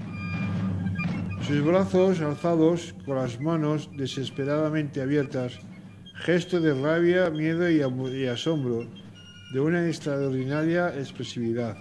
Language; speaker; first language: Spanish; native; Spanish